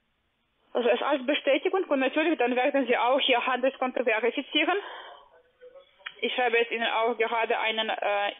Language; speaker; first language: German; non-native, learner; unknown